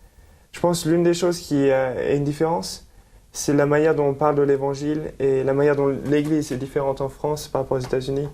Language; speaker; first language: French; native; French